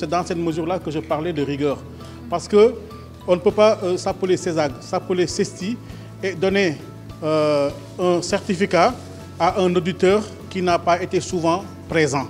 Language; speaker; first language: French; non-native, local second language; Wolof